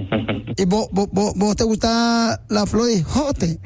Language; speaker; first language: Spanish; native; Spanish